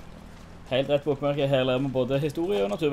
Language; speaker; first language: Norwegian; native; Norwegian